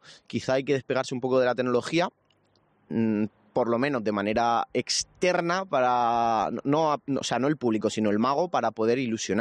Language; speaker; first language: Spanish; native; Spanish